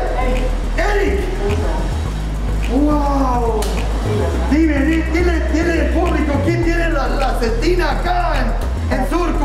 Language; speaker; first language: Spanish; non-native, learner; English